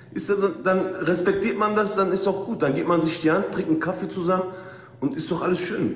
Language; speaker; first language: German; early bilingual, other home language; Turkish